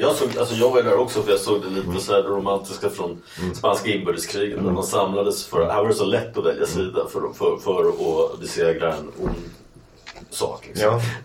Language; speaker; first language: Swedish; native; Swedish